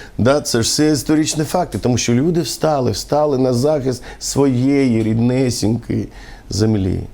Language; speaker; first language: Ukrainian; non-native, local second language; Romany